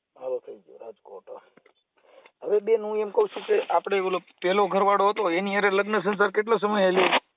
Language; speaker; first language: Gujarati; native; Gujarati